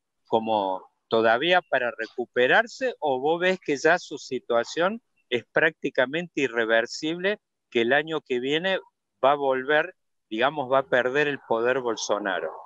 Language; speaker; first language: Spanish; native; Spanish